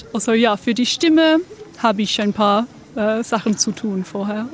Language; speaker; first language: German; non-native, fluent; English